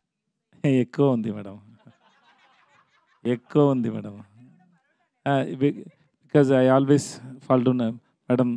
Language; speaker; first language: Telugu; non-native, learner; Tamil